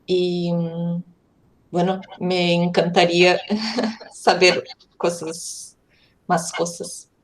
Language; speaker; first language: Spanish; non-native, fluent; Portuguese